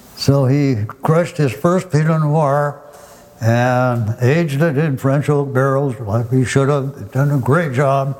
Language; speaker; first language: English; native; English